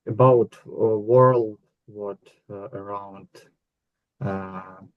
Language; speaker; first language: English; non-native, learner; Ukrainian